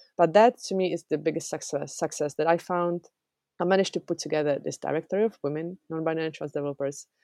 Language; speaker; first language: English; non-native, fluent; Czech